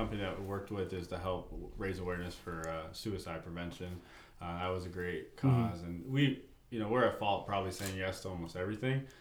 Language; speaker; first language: English; native; English